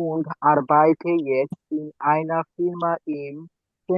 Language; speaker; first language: German; non-native, learner; Bangla